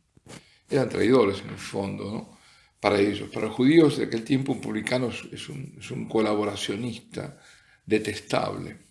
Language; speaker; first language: Spanish; native; Spanish